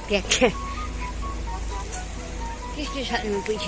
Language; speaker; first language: Hindi; non-native, local second language; Nepali